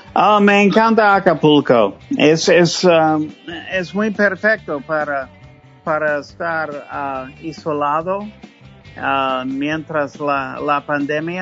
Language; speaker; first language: Spanish; non-native, fluent; English